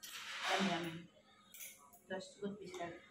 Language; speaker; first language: German; non-native, learner; Filipino